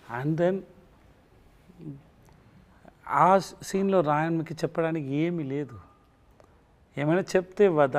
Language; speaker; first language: Telugu; non-native, learner; Tamil